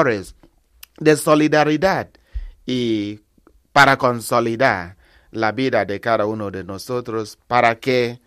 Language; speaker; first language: Spanish; non-native, learner; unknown